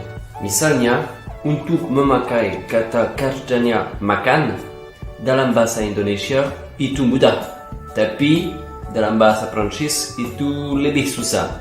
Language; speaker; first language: Indonesian; non-native, learner; French